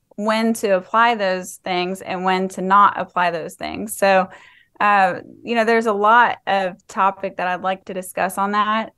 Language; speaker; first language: English; native; English